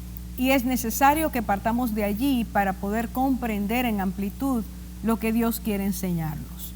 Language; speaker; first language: Spanish; native; Spanish